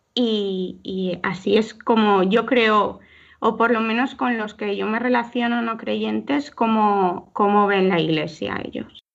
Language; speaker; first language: Spanish; native; Spanish